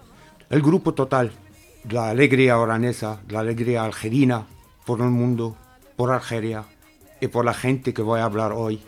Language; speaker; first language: Spanish; non-native, fluent; Arabic